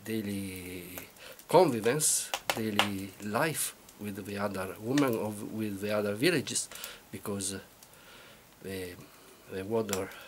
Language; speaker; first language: English; non-native, learner; Italian